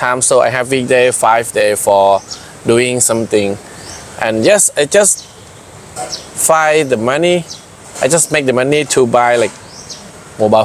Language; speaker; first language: English; non-native, learner; Thai